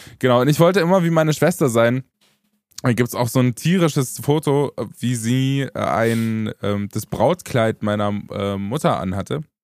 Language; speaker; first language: German; early bilingual, other home language; Romanian